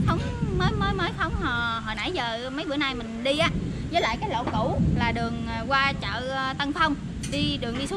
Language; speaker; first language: Vietnamese; native; Vietnamese